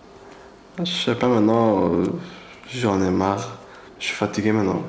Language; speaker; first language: French; non-native, learner; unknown